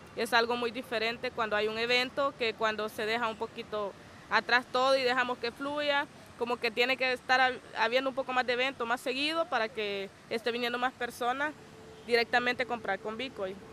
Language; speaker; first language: Spanish; native; Spanish